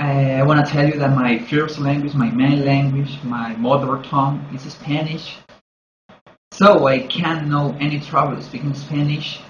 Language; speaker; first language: English; non-native, learner; Spanish